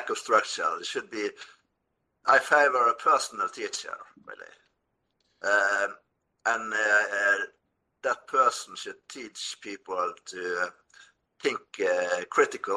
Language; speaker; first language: English; non-native, fluent; Norwegian